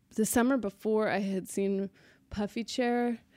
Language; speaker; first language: English; native; English